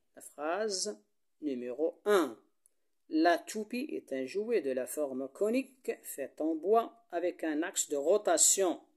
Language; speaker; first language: French; non-native, local second language; Arabic